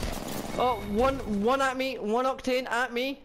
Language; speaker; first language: English; native; English